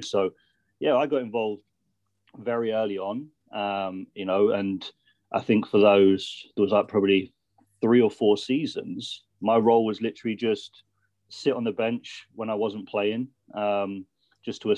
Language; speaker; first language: English; native; English